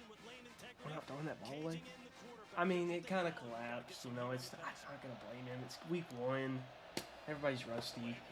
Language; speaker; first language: English; native; English